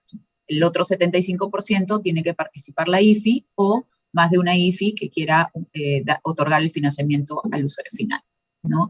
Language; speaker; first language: Spanish; native; Spanish